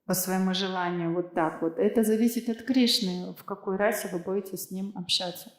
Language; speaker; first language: Russian; native; Russian